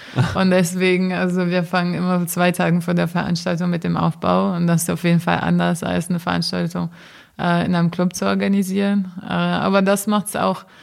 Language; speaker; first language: German; non-native, fluent; Portuguese